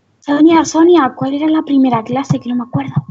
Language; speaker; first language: Spanish; native; Spanish